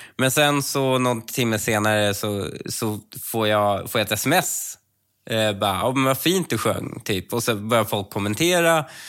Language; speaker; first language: Swedish; early bilingual, other home language; Persian